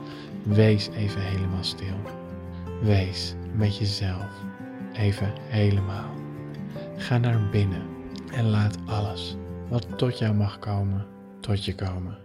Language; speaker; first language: Dutch; native; Dutch